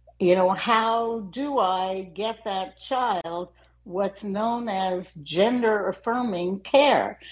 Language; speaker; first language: English; native; English